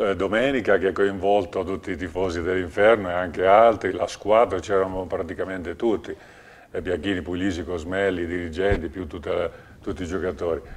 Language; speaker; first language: Italian; native; Italian